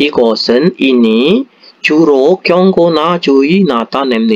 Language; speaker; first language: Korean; non-native, fluent; Indonesian